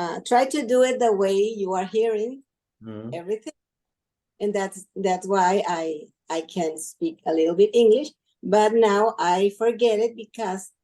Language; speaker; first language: English; non-native, learner; Spanish